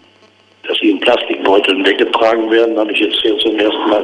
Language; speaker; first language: German; native; German